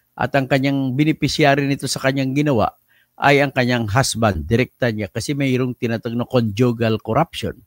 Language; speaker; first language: Filipino; native; Filipino